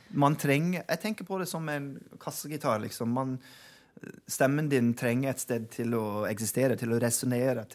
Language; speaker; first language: Norwegian; non-native, fluent; English